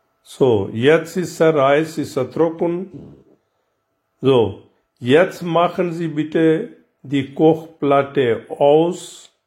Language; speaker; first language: German; non-native, learner; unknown